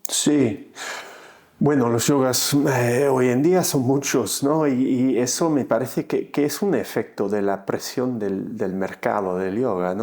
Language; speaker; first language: Spanish; non-native, fluent; English